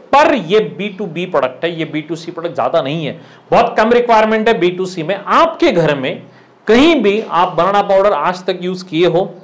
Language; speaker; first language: Hindi; non-native, local second language; Marathi